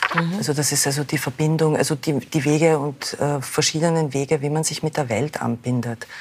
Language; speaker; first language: German; native; German